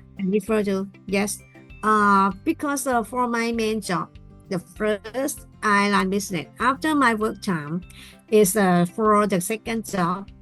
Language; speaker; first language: English; non-native, learner; Thai